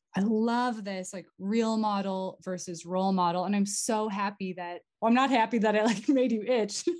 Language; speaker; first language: English; native; English